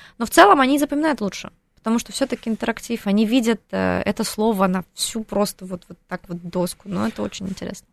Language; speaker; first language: Russian; non-native, local second language; Ukrainian